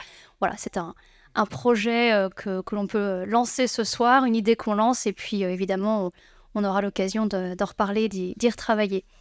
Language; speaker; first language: French; native; French